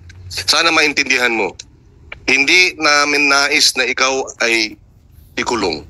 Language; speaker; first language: Filipino; native; Filipino